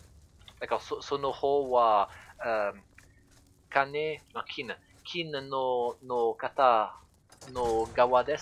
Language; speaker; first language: Japanese; non-native, learner; French